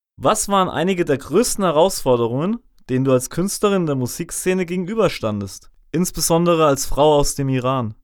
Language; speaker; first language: German; native; German